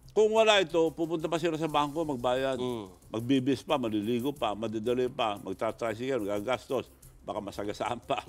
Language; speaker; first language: Filipino; non-native, local second language; Iloko